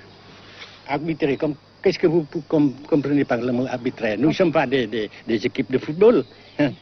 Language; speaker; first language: French; non-native, fluent; Vietnamese